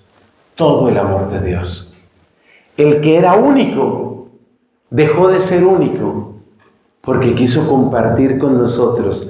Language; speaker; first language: Spanish; native; Spanish